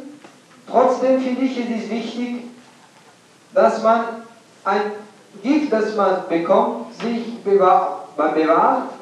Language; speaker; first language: German; non-native, fluent; English